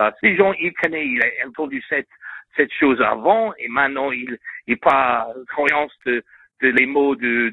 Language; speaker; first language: French; non-native, learner; English